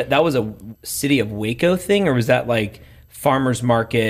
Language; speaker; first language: English; native; English